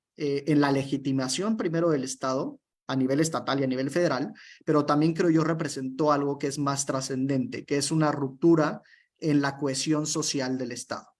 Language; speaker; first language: Spanish; native; Spanish